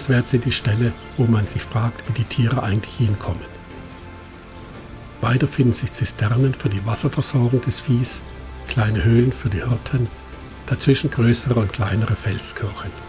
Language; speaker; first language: German; native; German